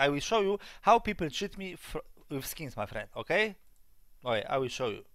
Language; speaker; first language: English; non-native, learner; Polish